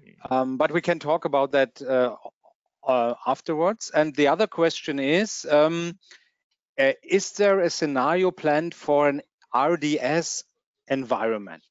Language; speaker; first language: English; non-native, fluent; German